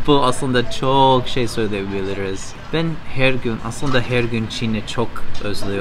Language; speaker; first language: Turkish; non-native, learner; English